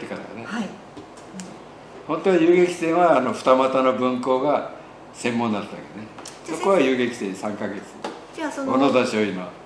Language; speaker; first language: Japanese; native; Japanese